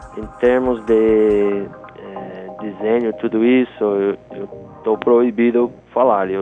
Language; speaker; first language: Portuguese; non-native, fluent; English